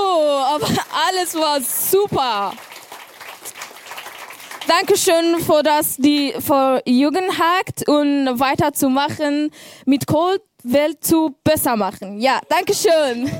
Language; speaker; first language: German; non-native, learner; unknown